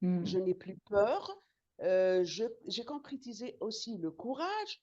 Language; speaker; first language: French; non-native, local second language; Arabic